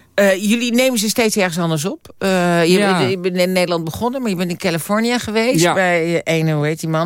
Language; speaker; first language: Dutch; native; Dutch